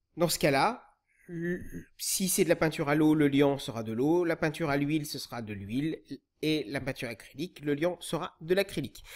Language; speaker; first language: French; native; French